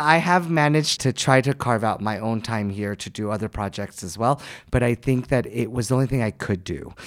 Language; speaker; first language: English; native; English